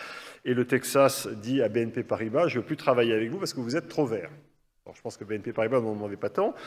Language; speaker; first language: French; native; French